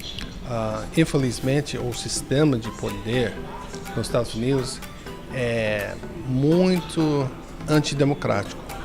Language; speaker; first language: Portuguese; non-native, fluent; English